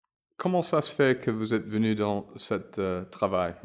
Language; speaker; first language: French; non-native, learner; English